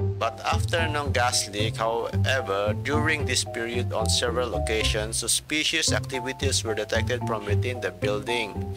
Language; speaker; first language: English; non-native, local second language; Filipino